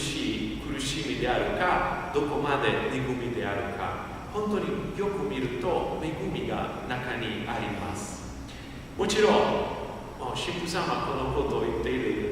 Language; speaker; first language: Japanese; non-native, fluent; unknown